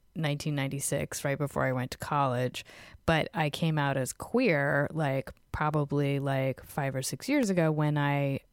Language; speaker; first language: English; native; English